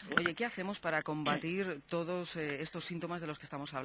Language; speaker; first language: Spanish; native; Spanish